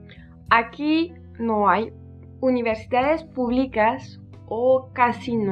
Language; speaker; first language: Spanish; non-native, learner; French